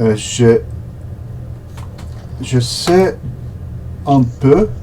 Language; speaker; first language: French; non-native, learner; Portuguese